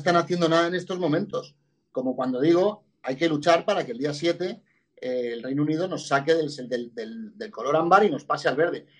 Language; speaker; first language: Spanish; native; Spanish